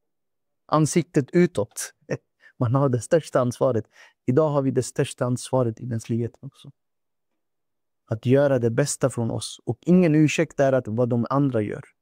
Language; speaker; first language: Swedish; non-native, fluent; Urdu